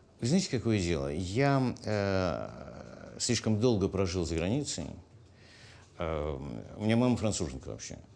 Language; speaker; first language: Russian; native; Russian